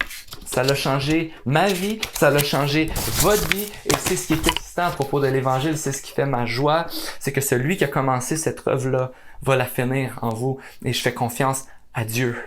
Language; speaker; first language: French; native; French